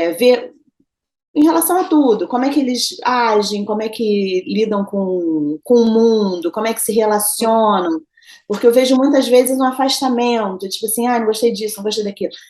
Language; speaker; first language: Portuguese; native; Portuguese